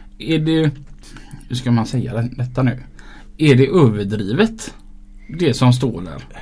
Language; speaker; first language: Swedish; native; Swedish